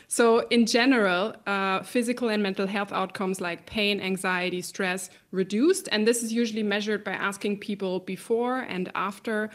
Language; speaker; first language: English; non-native, fluent; German